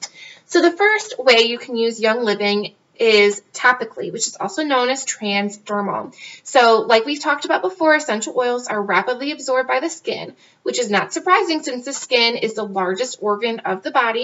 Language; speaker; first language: English; native; English